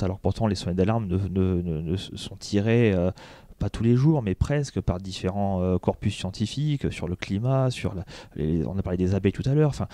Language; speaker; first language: French; native; French